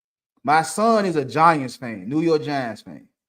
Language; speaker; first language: English; native; English